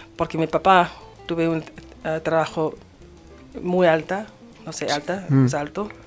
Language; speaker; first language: Spanish; non-native, learner; English